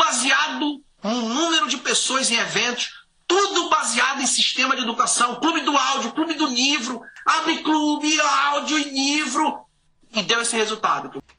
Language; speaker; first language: Portuguese; native; Portuguese